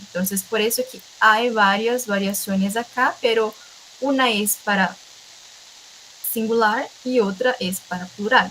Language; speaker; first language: Spanish; non-native, fluent; Portuguese